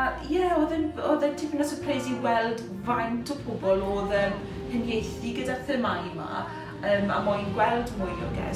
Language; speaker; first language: Welsh; native; Welsh